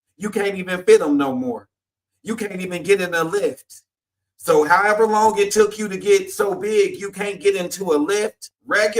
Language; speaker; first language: English; native; English